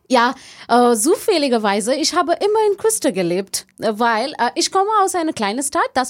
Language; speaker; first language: German; non-native, fluent; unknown